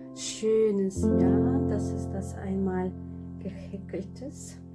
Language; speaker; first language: German; non-native, fluent; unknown